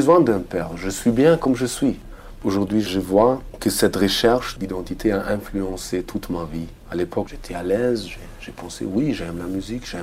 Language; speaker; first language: French; non-native, fluent; German